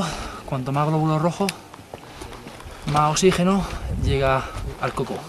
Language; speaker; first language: Spanish; native; Spanish